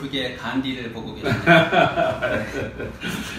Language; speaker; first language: Korean; native; Korean